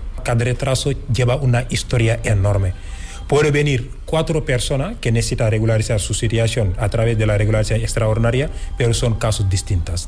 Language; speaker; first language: Spanish; non-native, fluent; Wolof